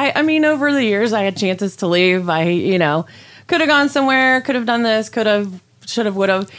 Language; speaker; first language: English; native; English